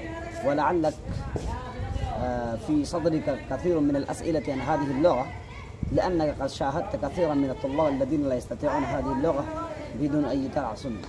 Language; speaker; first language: Arabic; non-native, fluent; Urdu